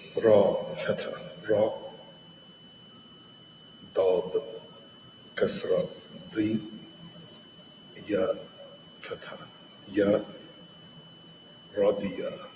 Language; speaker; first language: Arabic; non-native, learner; English